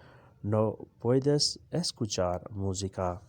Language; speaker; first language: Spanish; non-native, learner; Urdu